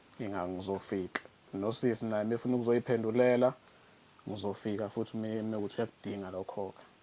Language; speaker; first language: Zulu; native; Zulu